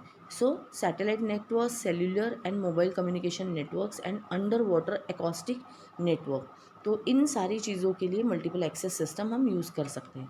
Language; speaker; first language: Hindi; non-native, local second language; Marathi